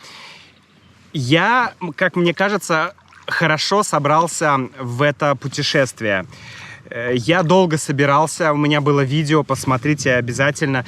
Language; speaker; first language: Russian; native; Russian